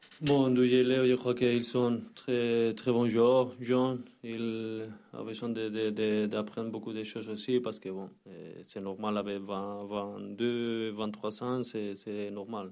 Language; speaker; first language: French; non-native, learner; Spanish